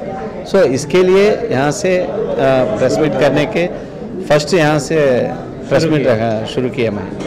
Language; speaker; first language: Hindi; non-native, local second language; Telugu